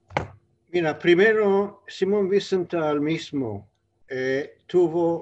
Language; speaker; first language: Spanish; non-native, fluent; English